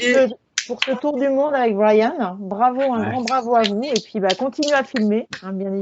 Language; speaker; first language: French; native; French